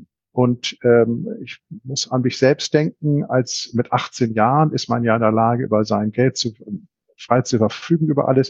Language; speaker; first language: German; native; German